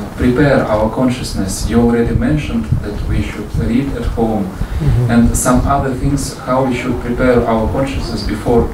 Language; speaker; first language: English; non-native, fluent; Russian